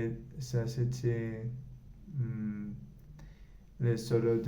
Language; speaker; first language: French; non-native, learner; Spanish